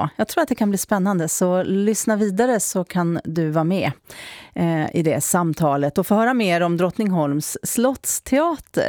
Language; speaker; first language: Swedish; native; Swedish